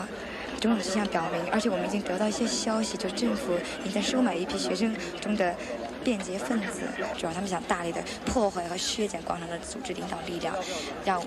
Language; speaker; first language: Chinese; native; Chinese